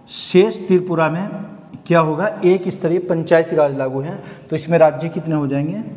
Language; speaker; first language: Hindi; native; Hindi